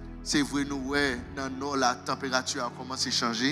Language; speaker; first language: French; non-native, local second language; Haitian Creole